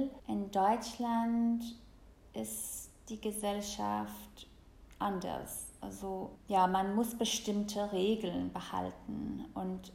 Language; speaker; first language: German; non-native, fluent; English